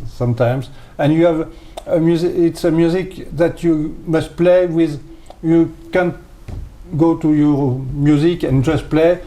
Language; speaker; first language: English; non-native, learner; French